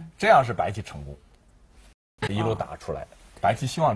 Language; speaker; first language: Chinese; native; Chinese